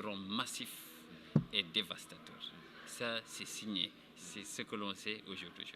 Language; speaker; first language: French; non-native, local second language; Wolof